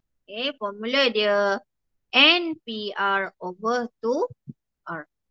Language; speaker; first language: English; non-native, local second language; Malay